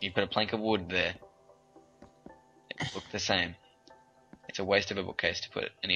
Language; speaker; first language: English; native; English